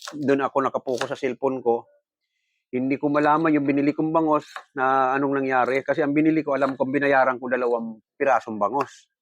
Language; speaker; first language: Filipino; non-native, local second language; Bikol